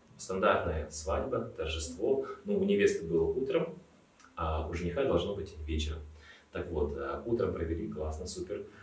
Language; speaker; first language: Russian; native; Russian